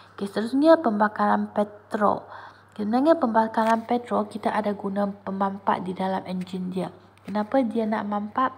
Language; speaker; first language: Malay; non-native, local second language; Chinese